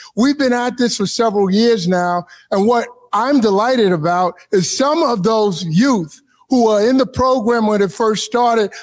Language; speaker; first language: English; native; English